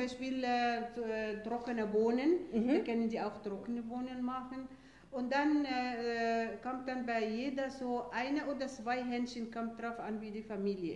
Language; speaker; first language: German; non-native, fluent; Arabic